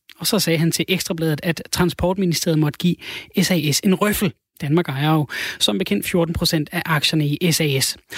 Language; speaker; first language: Danish; native; Danish